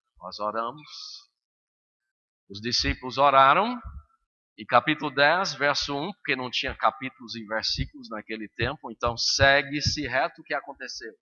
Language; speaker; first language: Portuguese; early bilingual, other home language; English